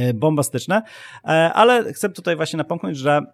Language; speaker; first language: Polish; native; Polish